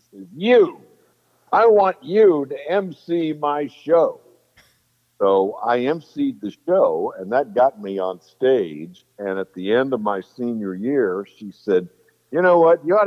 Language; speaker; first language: English; native; English